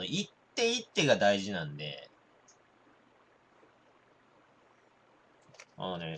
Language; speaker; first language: Japanese; native; Japanese